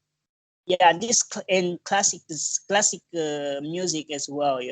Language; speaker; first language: English; non-native, learner; Portuguese